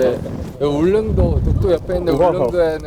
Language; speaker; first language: Korean; native; Korean